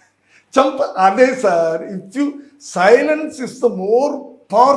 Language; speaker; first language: Telugu; non-native, learner; Tamil